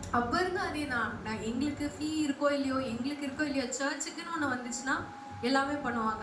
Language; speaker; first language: Tamil; non-native, local second language; Telugu